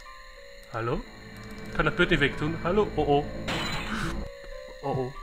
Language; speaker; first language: German; native; German